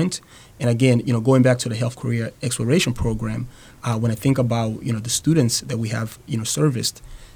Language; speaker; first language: English; non-native, fluent; Rundi